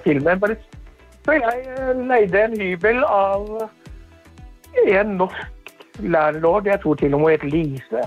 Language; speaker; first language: Norwegian; native; Norwegian